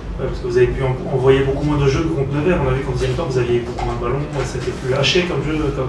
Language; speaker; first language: French; native; French